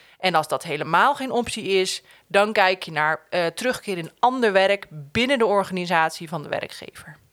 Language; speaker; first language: Dutch; native; Dutch